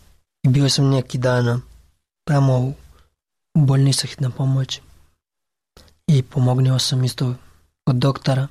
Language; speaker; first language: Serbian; non-native, learner; Pashto